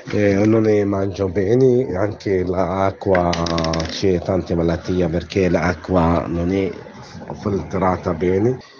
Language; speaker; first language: Italian; non-native, learner; Arabic